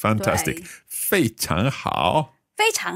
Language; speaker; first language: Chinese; non-native, learner; English